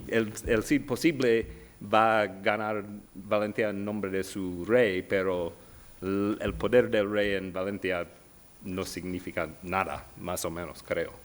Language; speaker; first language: Spanish; non-native, learner; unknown